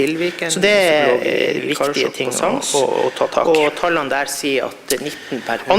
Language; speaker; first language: Norwegian; native; Norwegian